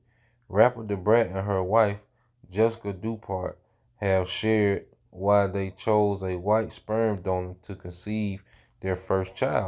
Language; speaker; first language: English; native; English